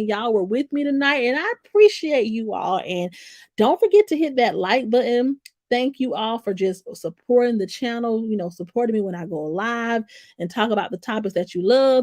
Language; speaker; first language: English; native; English